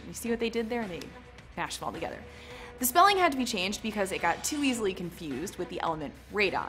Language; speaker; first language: English; native; English